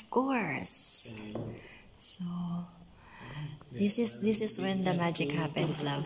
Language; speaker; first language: English; non-native, fluent; Filipino